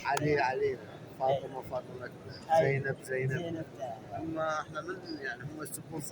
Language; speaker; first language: Arabic; native; Arabic